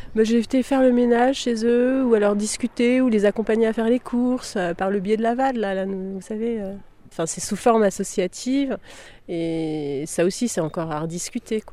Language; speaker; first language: French; native; French